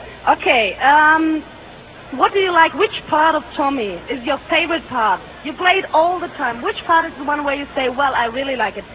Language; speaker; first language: English; non-native, fluent; German